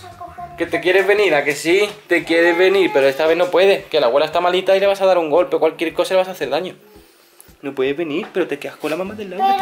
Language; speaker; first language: Spanish; native; Spanish